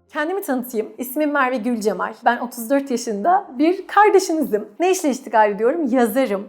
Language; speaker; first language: Turkish; native; Turkish